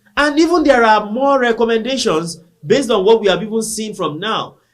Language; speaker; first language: English; non-native, local second language; Yoruba